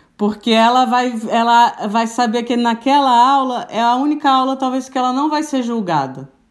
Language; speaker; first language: Portuguese; native; Portuguese